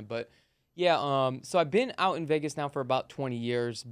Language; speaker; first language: English; native; English